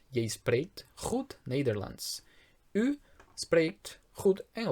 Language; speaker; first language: Dutch; non-native, fluent; Portuguese